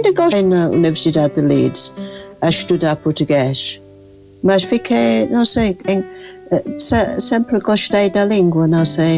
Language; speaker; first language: Portuguese; non-native, fluent; English